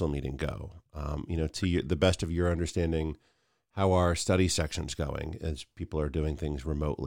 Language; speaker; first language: English; native; English